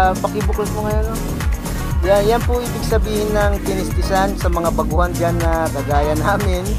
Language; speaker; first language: Filipino; non-native, local second language; Iloko